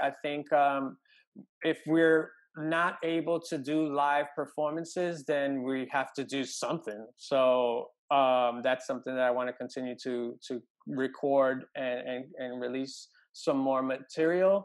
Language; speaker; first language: English; early bilingual, other home language; Spanish